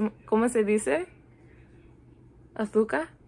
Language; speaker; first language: Spanish; non-native, learner; English